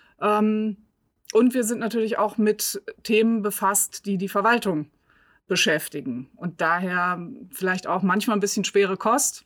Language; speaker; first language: German; native; German